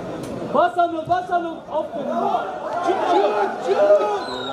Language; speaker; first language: Turkish; native; Turkish